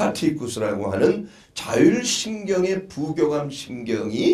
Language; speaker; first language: Korean; native; Korean